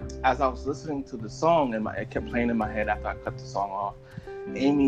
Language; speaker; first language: English; native; English